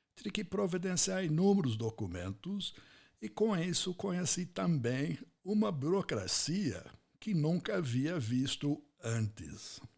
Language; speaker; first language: Portuguese; non-native, fluent; English